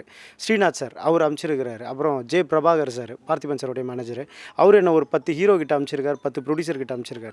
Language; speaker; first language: Tamil; native; Tamil